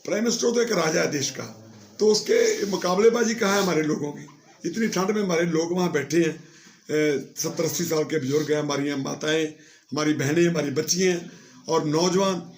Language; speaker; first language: Hindi; non-native, local second language; Punjabi